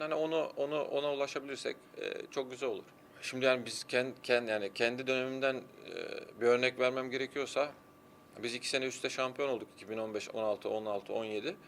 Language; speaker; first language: Turkish; early bilingual, heritage; Turkish